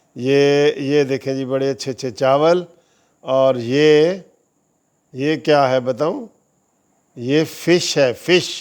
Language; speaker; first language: Urdu; non-native, local second language; Punjabi